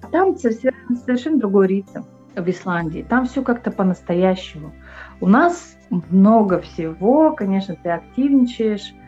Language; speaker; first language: Russian; non-native, local second language; Yakut